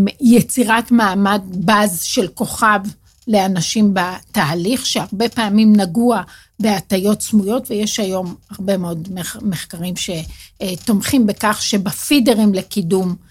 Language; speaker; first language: Hebrew; native; Hebrew